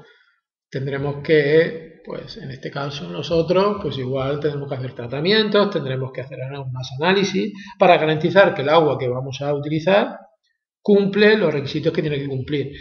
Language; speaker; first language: Spanish; native; Spanish